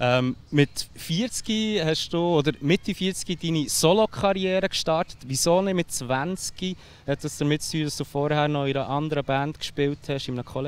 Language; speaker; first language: German; native; German